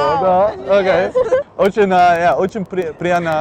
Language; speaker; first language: Russian; non-native, learner; Dutch